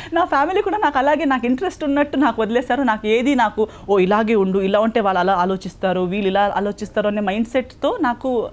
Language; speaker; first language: Telugu; non-native, local second language; Konkani